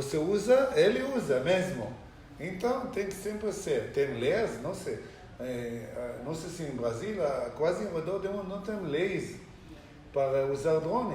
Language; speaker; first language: Portuguese; non-native, learner; Hebrew